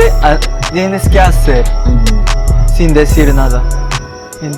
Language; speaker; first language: Spanish; non-native, learner; Korean